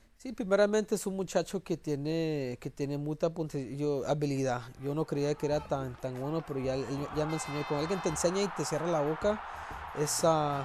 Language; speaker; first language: Spanish; early bilingual, heritage; Spanish